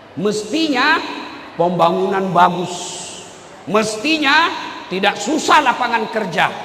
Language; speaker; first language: Indonesian; non-native, local second language; Buginese